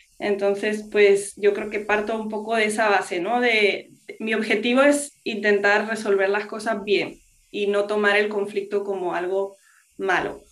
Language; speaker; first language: Spanish; non-native, local second language; English